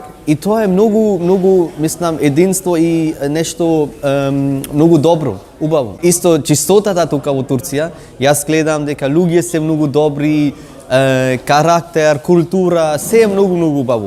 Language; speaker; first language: Macedonian; non-native, local second language; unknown